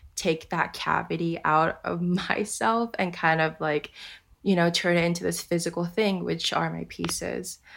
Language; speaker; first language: English; early bilingual, other home language; Japanese